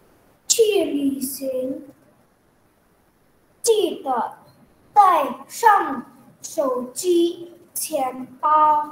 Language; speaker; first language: Chinese; non-native, learner; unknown